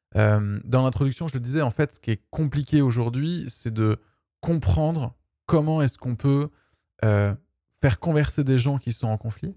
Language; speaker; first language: French; native; French